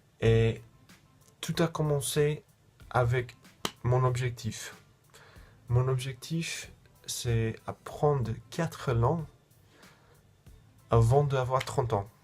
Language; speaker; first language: French; non-native, fluent; English